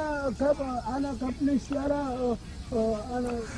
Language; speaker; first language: Arabic; non-native, learner; Pashto